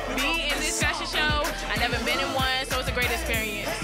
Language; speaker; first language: English; native; English